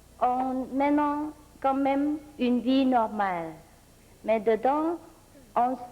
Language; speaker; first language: French; non-native, fluent; Vietnamese